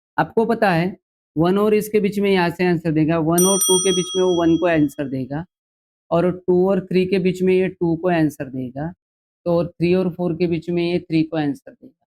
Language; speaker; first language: Hindi; non-native, local second language; Marathi